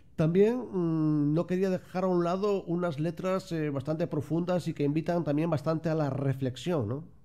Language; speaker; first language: Spanish; native; Spanish